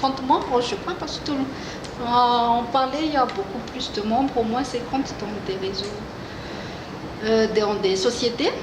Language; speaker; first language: French; non-native, local second language; Malagasy